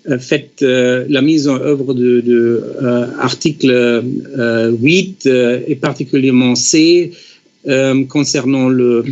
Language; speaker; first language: French; non-native, fluent; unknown